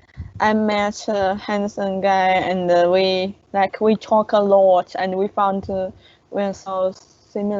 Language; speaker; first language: English; non-native, learner; Chinese